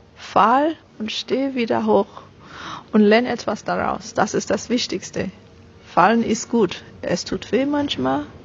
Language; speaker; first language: German; non-native, fluent; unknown